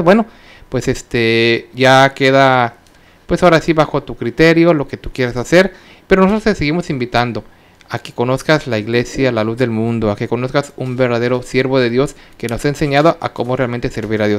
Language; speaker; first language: Spanish; native; Spanish